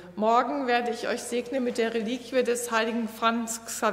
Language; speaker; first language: German; native; German